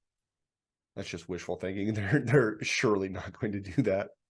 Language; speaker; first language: English; native; English